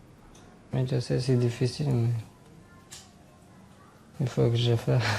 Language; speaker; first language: French; non-native, fluent; Persian